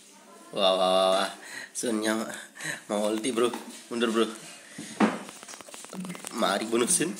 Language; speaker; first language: Indonesian; native; Indonesian